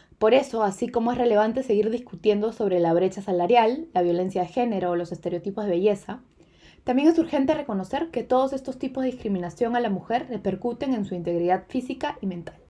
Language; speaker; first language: Spanish; native; Spanish